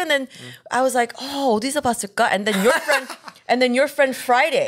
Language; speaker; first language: English; early bilingual, other home language; Korean